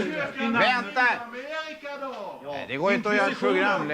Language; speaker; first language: Swedish; native; Swedish